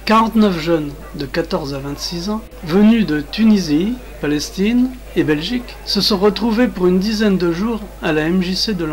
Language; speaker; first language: French; native; French